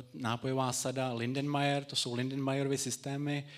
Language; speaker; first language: Czech; native; Czech